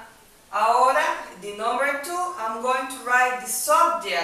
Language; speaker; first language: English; non-native, fluent; Spanish